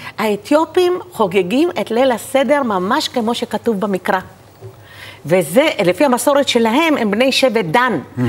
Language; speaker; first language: Hebrew; native; Hebrew